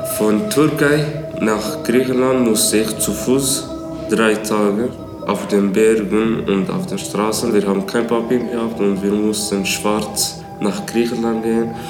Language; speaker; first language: German; non-native, learner; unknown